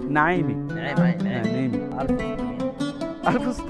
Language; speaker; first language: Arabic; non-native, learner; Malayalam